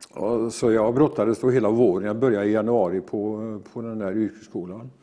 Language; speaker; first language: Swedish; native; Swedish